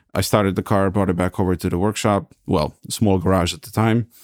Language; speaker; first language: English; non-native, fluent; Serbian